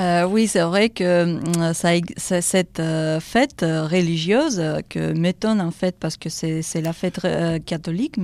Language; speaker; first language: French; non-native, fluent; Russian